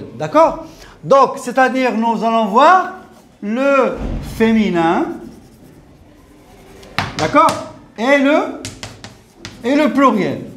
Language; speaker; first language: French; non-native, local second language; Arabic